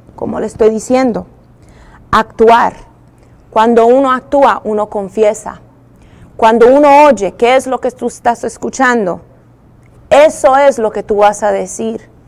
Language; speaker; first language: Spanish; early bilingual, heritage; Spanish